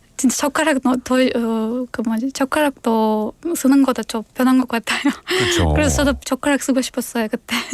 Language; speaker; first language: Korean; non-native, fluent; Kyrgyz